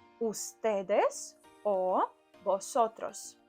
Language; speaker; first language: Spanish; non-native, fluent; Ukrainian